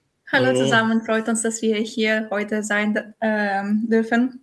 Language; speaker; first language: German; non-native, fluent; Russian